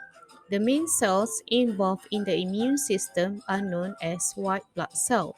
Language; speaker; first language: English; non-native, fluent; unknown